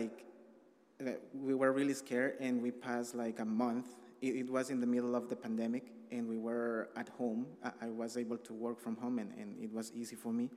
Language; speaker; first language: English; non-native, fluent; Spanish